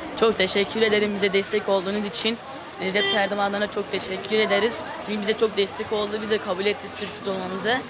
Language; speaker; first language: Turkish; non-native, learner; Arabic